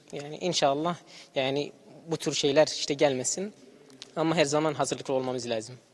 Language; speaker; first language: Turkish; non-native, fluent; Arabic